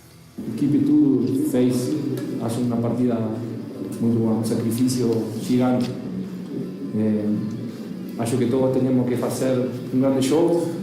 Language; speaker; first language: Portuguese; non-native, learner; Spanish